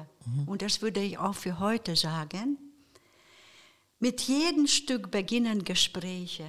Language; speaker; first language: German; non-native, fluent; Hungarian